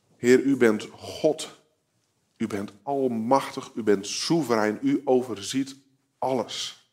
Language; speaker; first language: Dutch; native; Dutch